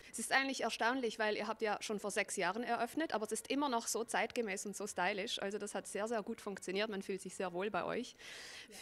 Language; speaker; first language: German; native; German